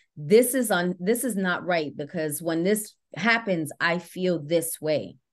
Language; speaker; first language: English; native; English